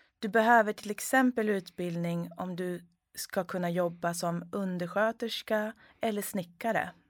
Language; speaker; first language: Swedish; native; Swedish